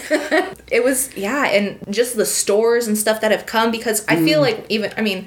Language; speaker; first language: English; native; English